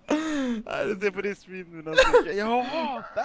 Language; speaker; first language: Swedish; native; Swedish